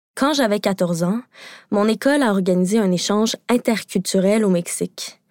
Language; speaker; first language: French; native; French